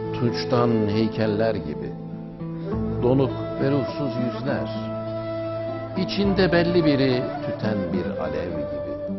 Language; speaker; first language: Turkish; native; Turkish